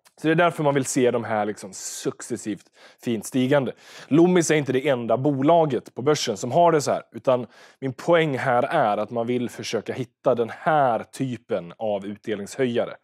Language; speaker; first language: Swedish; native; Swedish